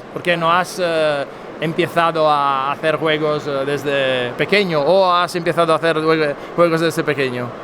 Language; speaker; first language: Spanish; non-native, fluent; Italian